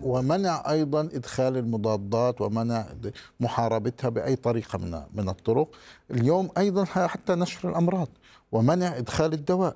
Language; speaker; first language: Arabic; native; Arabic